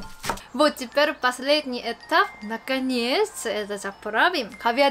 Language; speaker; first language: Russian; non-native, fluent; Korean